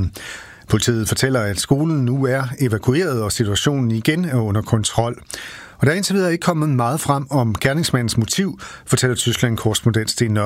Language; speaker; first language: Danish; native; Danish